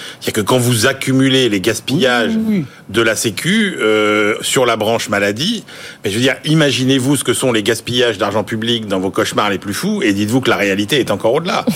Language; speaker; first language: French; native; French